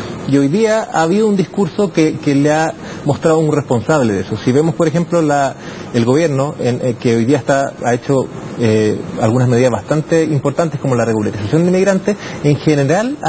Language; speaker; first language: Spanish; native; Spanish